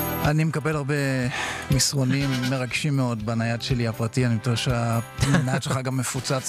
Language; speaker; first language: Hebrew; native; Hebrew